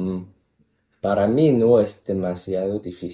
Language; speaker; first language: Spanish; non-native, fluent; Cantonese